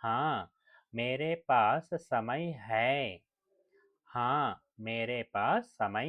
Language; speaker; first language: Hindi; non-native, local second language; Telugu